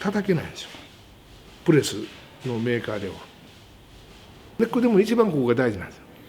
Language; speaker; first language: Japanese; native; Japanese